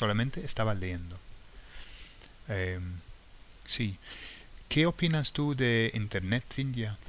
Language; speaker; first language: Spanish; non-native, fluent; English